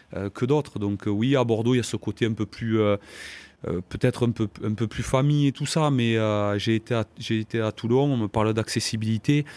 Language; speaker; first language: French; native; French